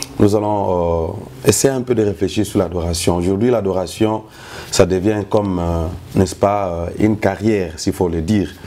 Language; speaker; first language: French; non-native, local second language; Lingala